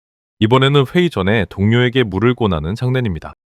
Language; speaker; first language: Korean; native; Korean